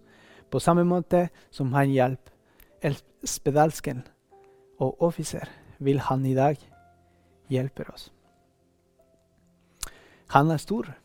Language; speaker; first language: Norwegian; non-native, fluent; Spanish